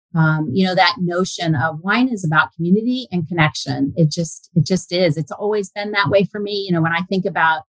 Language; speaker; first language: English; native; English